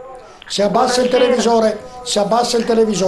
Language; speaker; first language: Italian; native; Italian